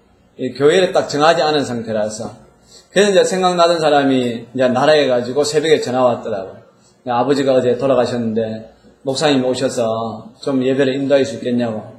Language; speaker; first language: Korean; native; Korean